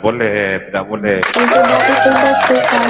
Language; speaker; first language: Indonesian; non-native, learner; Vietnamese